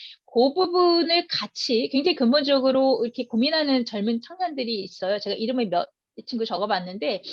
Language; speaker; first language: Korean; native; Korean